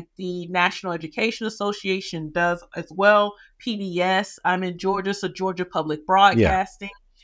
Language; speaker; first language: English; native; English